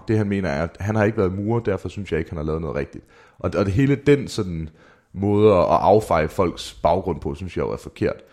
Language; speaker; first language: Danish; native; Danish